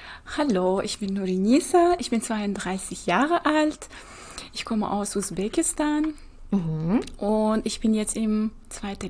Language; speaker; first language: German; non-native, fluent; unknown